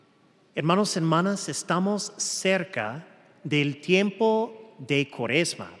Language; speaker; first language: Spanish; early bilingual, heritage; English